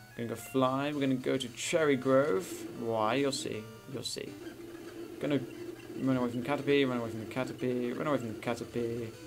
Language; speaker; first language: English; native; English